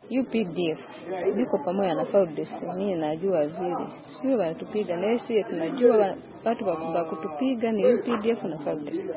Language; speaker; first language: Swahili; non-native, local second language; Ganda